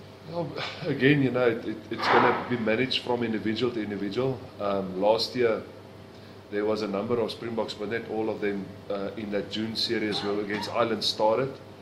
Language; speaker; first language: English; non-native, local second language; Afrikaans